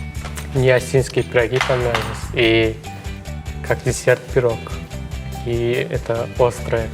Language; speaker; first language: Russian; non-native, learner; Turkmen